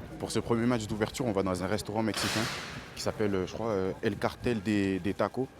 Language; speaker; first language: French; native; French